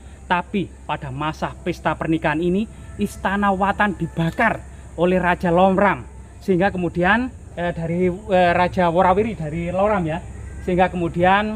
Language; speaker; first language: Indonesian; native; Indonesian